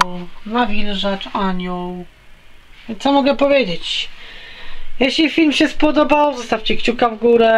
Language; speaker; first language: Polish; native; Polish